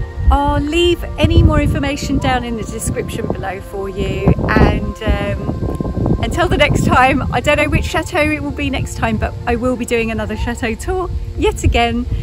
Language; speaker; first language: English; native; English